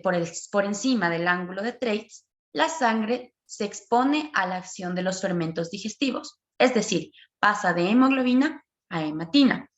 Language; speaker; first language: Spanish; native; Spanish